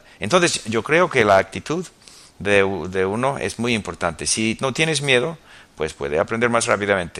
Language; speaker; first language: Spanish; non-native, fluent; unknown